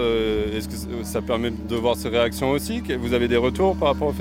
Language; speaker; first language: French; native; French